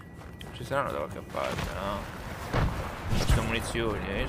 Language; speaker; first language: Italian; native; Italian